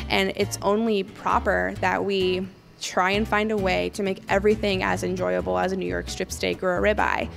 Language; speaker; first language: English; native; English